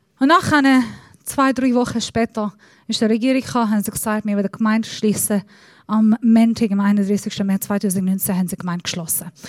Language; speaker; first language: German; non-native, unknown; Persian